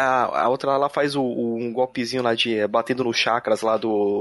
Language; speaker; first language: Portuguese; native; Portuguese